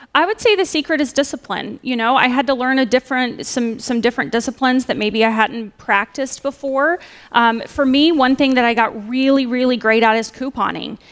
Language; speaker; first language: English; native; English